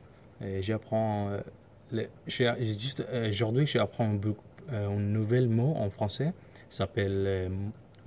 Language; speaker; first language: French; non-native, learner; Somali